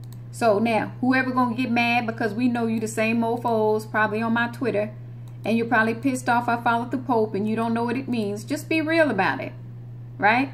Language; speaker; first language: English; native; English